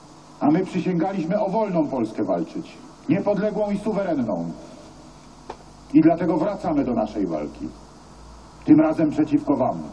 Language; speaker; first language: Polish; native; Polish